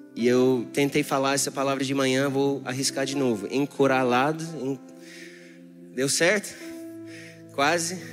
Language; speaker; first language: Portuguese; non-native, fluent; English